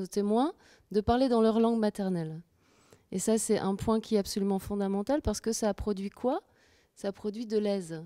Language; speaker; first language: French; native; French